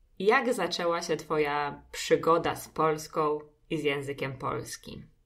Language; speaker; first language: Polish; native; Polish